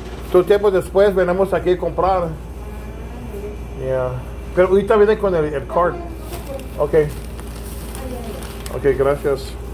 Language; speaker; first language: Spanish; early bilingual, other home language; English